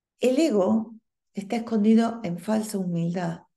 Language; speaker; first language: Spanish; native; Spanish